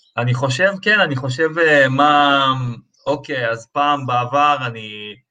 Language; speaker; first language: Hebrew; early bilingual, other home language; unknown